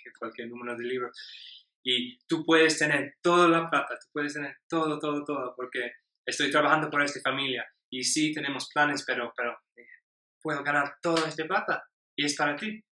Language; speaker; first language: Spanish; non-native, learner; English